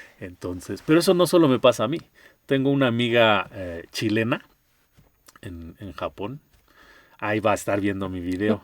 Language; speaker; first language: Spanish; native; Spanish